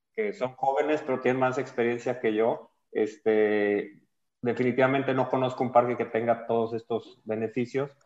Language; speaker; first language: Spanish; native; Spanish